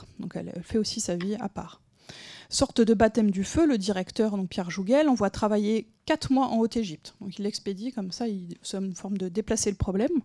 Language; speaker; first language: French; native; French